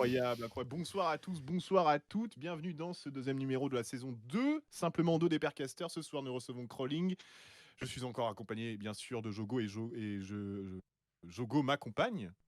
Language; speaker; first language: French; native; French